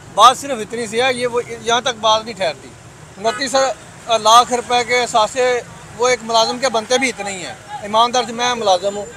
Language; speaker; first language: Urdu; non-native, local second language; Punjabi